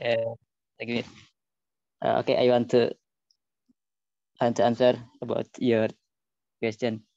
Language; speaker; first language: English; non-native, learner; Indonesian